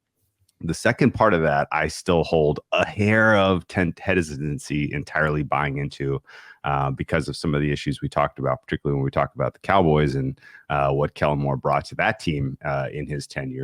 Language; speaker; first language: English; native; English